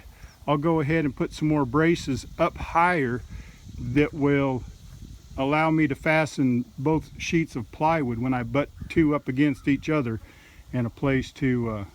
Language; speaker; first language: English; native; English